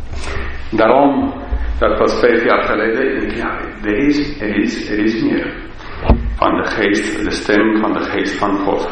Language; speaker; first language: Dutch; non-native, fluent; English